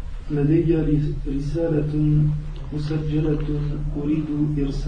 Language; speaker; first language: Arabic; non-native, learner; French